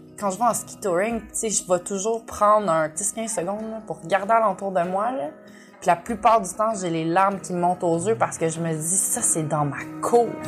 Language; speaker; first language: French; native; French